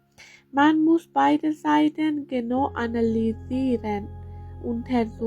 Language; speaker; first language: German; non-native, learner; Persian